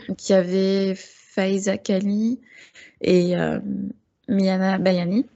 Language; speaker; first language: French; native; French